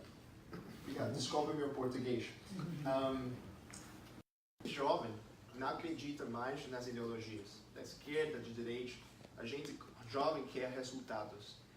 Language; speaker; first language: Portuguese; non-native, fluent; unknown